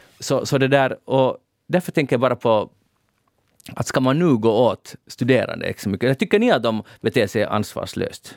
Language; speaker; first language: Swedish; native; Swedish